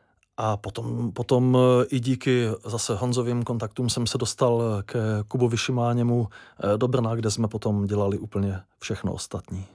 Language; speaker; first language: Czech; native; Czech